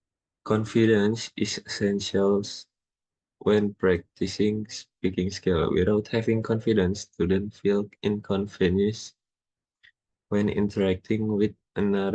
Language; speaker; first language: English; non-native, learner; Indonesian